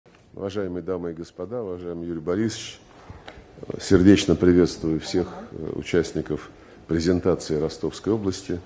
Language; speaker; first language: Russian; native; Russian